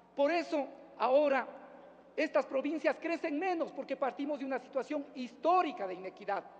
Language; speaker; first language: Spanish; native; Spanish